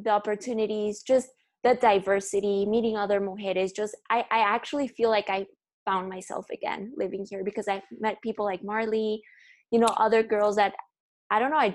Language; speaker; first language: English; non-native, fluent; Spanish